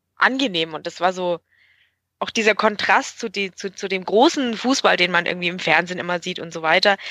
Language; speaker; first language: German; native; German